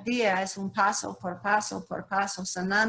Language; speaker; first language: Spanish; non-native, learner; English